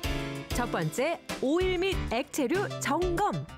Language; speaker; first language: Korean; native; Korean